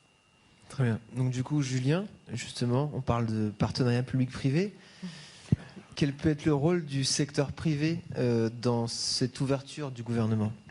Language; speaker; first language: French; native; French